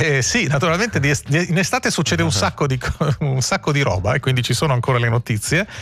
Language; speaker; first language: Italian; native; Italian